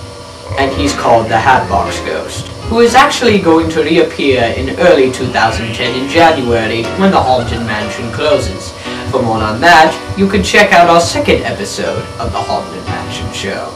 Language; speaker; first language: English; native; English